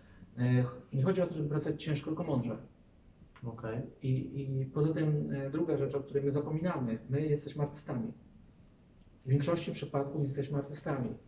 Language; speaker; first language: Polish; native; Polish